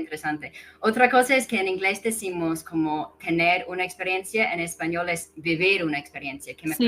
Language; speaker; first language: Spanish; non-native, fluent; English